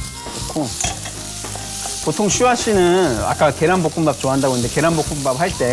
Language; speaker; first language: Korean; native; Korean